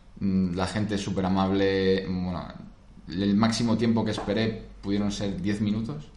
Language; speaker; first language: Spanish; native; Spanish